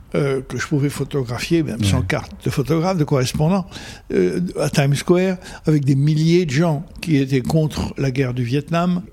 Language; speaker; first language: French; non-native, local second language; Arabic